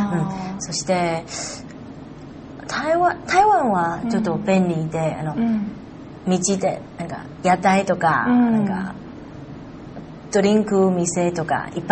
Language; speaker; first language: Japanese; non-native, learner; Chinese